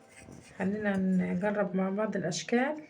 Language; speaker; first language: Arabic; native; Arabic